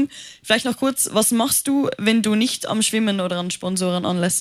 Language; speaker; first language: German; native; German